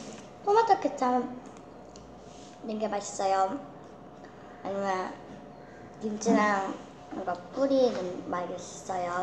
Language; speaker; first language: Korean; early bilingual, heritage; Korean